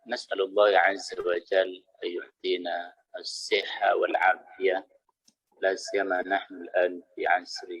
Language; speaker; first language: Arabic; non-native, fluent; Indonesian